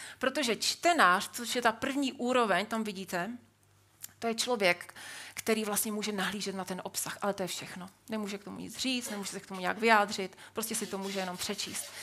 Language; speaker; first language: Czech; native; Czech